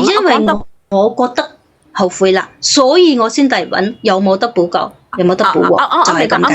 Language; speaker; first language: Cantonese; native; Cantonese